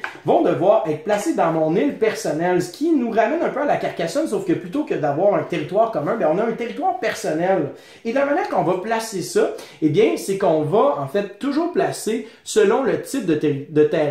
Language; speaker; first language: French; native; French